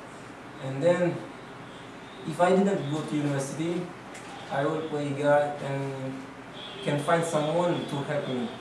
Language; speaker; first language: English; non-native, learner; Haitian Creole